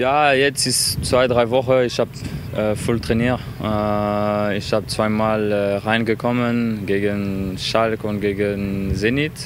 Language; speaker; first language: German; non-native, learner; French